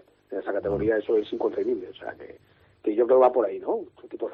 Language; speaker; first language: Spanish; native; Spanish